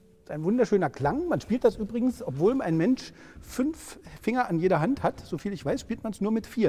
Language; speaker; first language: German; native; German